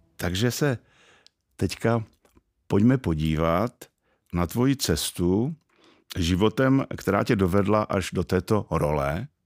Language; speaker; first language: Czech; native; Czech